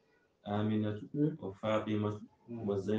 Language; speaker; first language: Arabic; non-native, learner; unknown